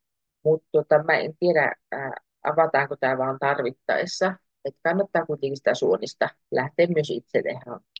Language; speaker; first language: Finnish; native; Finnish